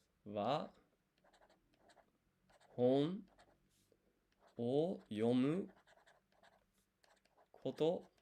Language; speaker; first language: Japanese; non-native, learner; English